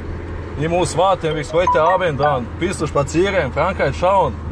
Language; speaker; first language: German; non-native, learner; Serbian